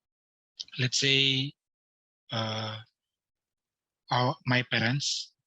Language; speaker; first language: English; non-native, learner; Indonesian